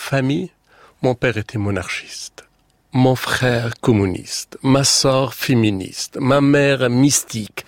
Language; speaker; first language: French; non-native, fluent; Persian